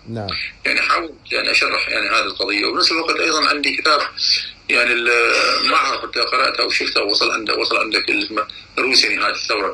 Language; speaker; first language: Arabic; native; Arabic